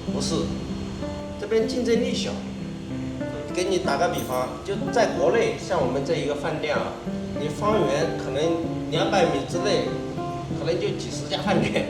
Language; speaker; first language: Chinese; native; Chinese